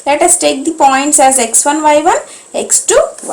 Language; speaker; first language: English; non-native, local second language; Telugu